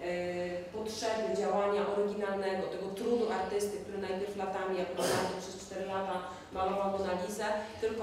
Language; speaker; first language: Polish; native; Polish